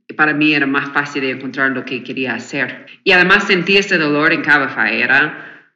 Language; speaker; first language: Spanish; non-native, fluent; English